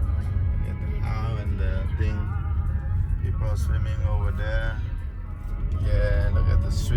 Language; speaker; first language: English; non-native, learner; Khmer